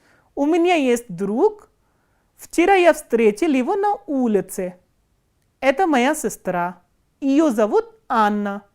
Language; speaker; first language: Russian; non-native, fluent; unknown